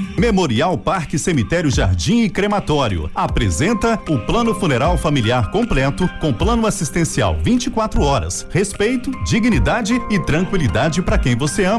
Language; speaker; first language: Portuguese; native; Portuguese